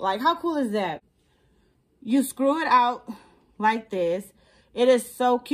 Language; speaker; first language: English; native; English